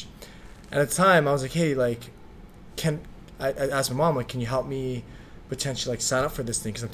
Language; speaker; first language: English; early bilingual, other home language; Vietnamese